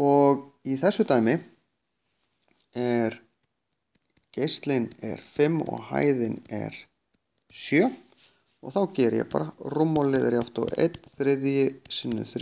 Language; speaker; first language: Icelandic; native; Icelandic